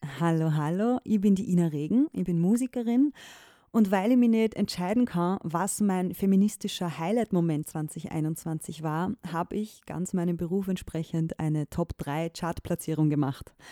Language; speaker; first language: German; native; German